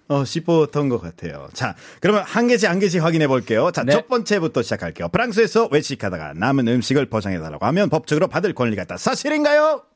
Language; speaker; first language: Korean; non-native, fluent; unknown